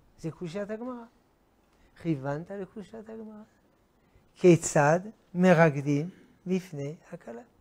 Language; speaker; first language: Hebrew; non-native, fluent; French